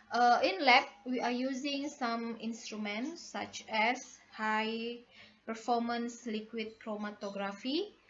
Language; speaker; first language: English; non-native, learner; Indonesian